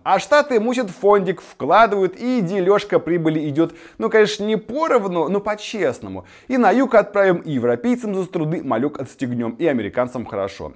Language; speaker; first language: Russian; native; Russian